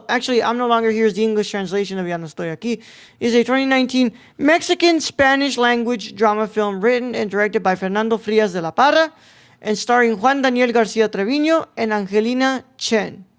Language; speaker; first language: English; native; English